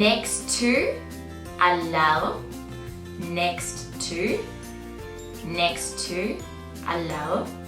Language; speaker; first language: Spanish; non-native, fluent; English